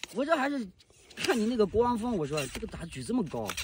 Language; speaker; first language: Chinese; native; Chinese